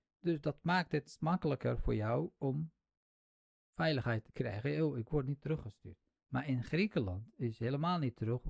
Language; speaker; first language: Dutch; non-native, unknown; Kurdish